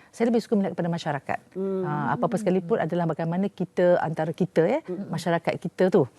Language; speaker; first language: Malay; non-native, local second language; Chinese